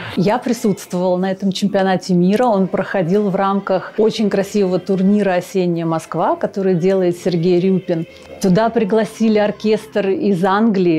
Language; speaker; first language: Russian; native; Russian